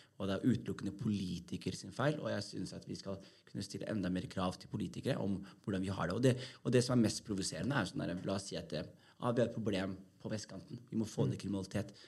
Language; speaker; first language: Norwegian; early bilingual, other home language; Somali